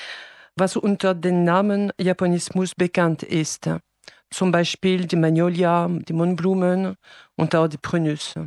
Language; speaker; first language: German; non-native, fluent; French